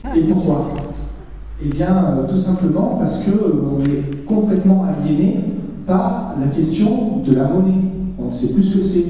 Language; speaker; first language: French; native; French